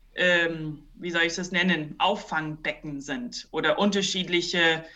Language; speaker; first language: German; early bilingual, other home language; English